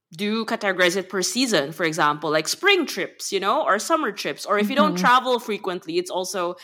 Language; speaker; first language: English; non-native, local second language; Filipino